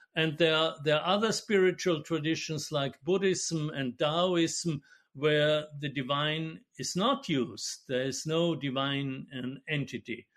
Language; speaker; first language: English; non-native, fluent; German